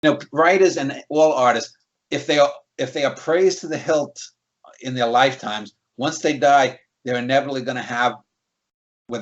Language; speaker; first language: English; native; English